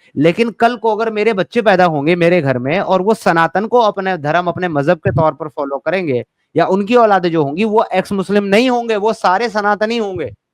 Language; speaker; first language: Hindi; native; Hindi